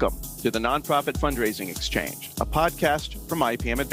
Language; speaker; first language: English; native; English